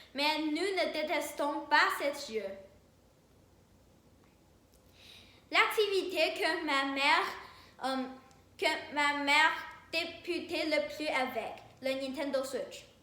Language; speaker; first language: French; non-native, learner; Chinese